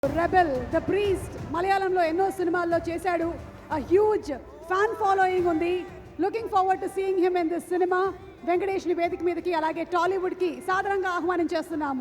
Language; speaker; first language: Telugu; native; Telugu